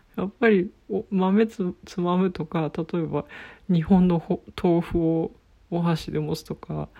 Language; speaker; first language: Japanese; native; Japanese